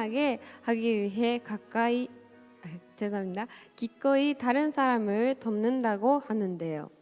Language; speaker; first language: Korean; non-native, fluent; Japanese